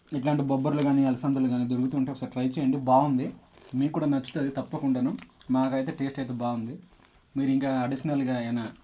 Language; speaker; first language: Telugu; native; Telugu